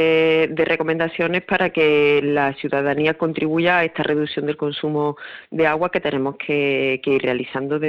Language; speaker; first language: Spanish; native; Spanish